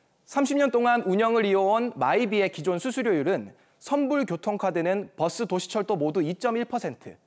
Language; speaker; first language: Korean; native; Korean